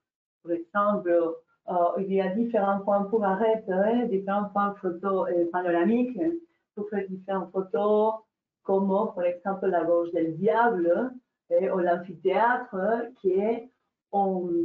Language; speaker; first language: French; non-native, learner; Spanish